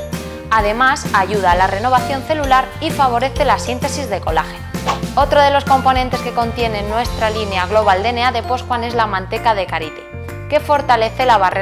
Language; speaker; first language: Spanish; native; Spanish